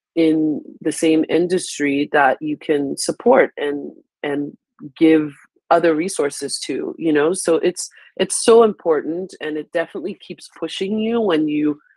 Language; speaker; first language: English; early bilingual, other home language; Haitian Creole